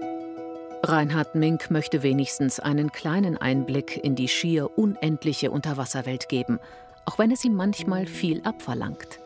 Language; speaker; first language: German; native; German